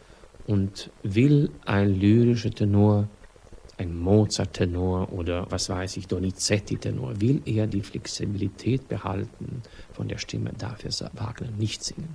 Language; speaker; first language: German; non-native, fluent; Swedish